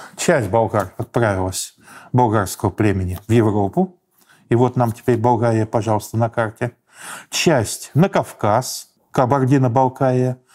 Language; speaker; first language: Russian; native; Russian